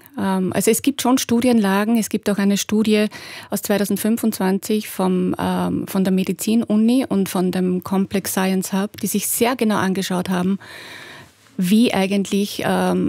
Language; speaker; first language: German; native; German